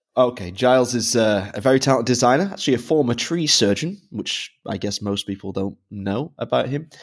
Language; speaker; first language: English; native; English